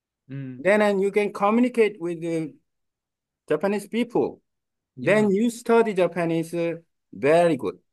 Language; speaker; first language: English; non-native, learner; Korean